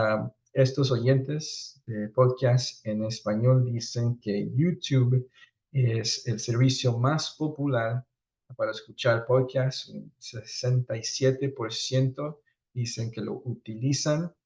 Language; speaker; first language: Spanish; early bilingual, heritage; Spanish